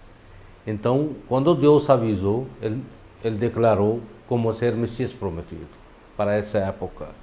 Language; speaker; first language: Portuguese; non-native, fluent; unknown